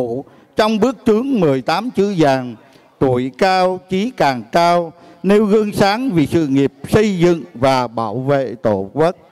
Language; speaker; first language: Vietnamese; native; Vietnamese